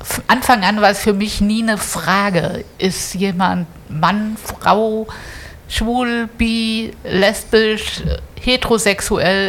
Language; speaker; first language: German; native; German